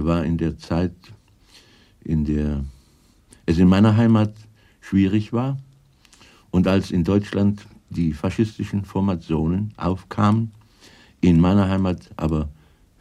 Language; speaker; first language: German; native; German